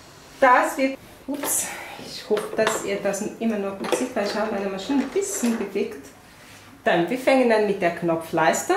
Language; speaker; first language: German; non-native, fluent; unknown